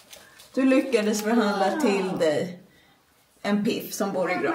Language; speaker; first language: Swedish; native; Swedish